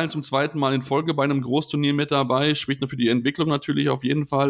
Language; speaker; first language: German; native; German